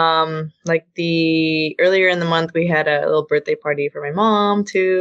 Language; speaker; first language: English; native; English